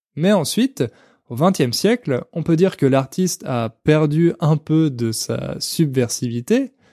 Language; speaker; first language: French; native; French